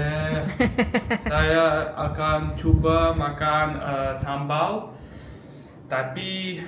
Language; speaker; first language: Indonesian; non-native, learner; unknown